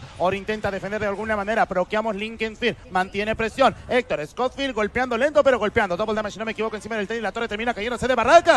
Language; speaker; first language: Spanish; native; Spanish